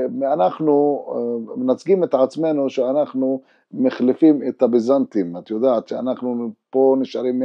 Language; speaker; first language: Hebrew; non-native, local second language; Arabic